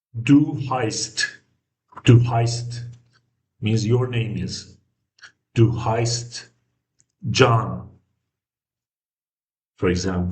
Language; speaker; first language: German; non-native, fluent; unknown